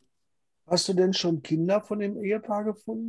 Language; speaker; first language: German; native; German